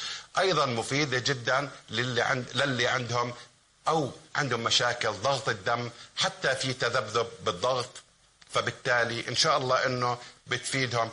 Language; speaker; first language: Arabic; native; Arabic